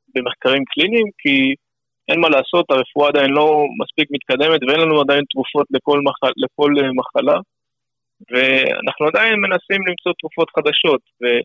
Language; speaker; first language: Hebrew; non-native, fluent; English